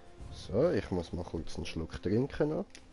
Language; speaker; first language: German; native; German